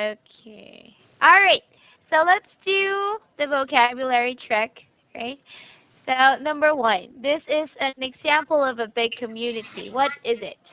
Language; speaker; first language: English; non-native, fluent; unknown